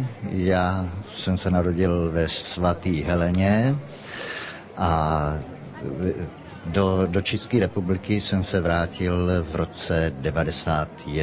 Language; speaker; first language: Czech; early bilingual, heritage; Czech